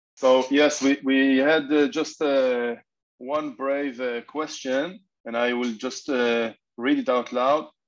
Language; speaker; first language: English; non-native, fluent; Hebrew